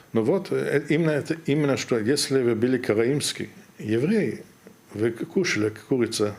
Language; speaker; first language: Russian; non-native, fluent; German